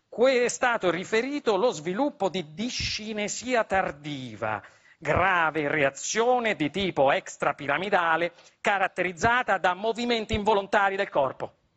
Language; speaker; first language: Italian; native; Italian